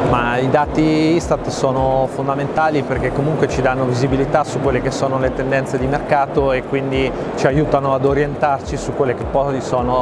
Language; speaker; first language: Italian; native; Italian